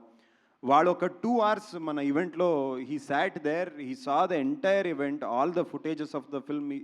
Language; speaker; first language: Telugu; non-native, local second language; Kannada